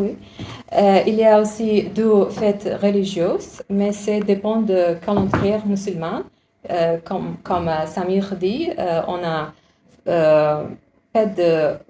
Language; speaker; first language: French; non-native, learner; Uzbek